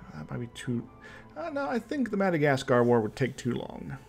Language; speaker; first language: English; native; English